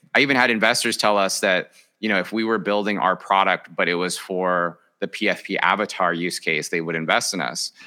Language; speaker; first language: English; early bilingual, other home language; Spanish